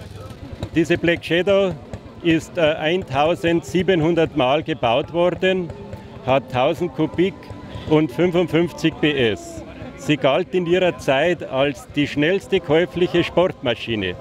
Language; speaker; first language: German; non-native, fluent; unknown